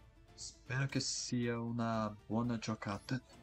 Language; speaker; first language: Italian; non-native, learner; Portuguese